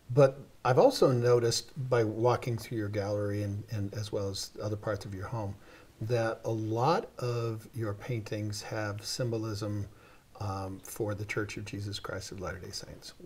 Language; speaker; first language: English; native; English